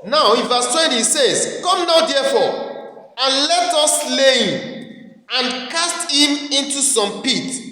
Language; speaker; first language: English; non-native, local second language; Yoruba